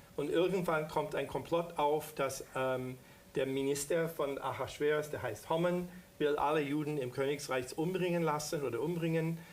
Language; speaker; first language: German; non-native, fluent; English